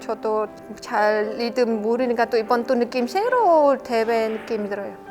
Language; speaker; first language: Korean; non-native, learner; Khmer